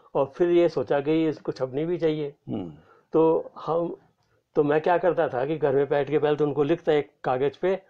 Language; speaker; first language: Hindi; native; Hindi